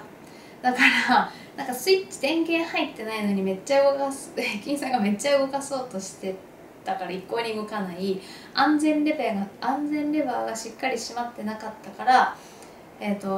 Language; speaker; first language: Japanese; native; Japanese